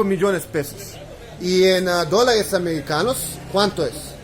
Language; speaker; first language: Spanish; non-native, learner; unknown